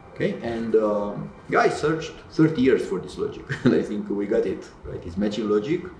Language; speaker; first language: English; non-native, fluent; Romanian